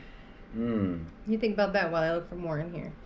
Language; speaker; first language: English; native; English